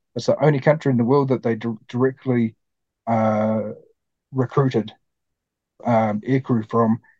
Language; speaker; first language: English; native; English